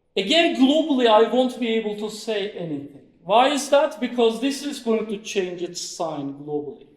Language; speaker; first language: English; non-native, fluent; Turkish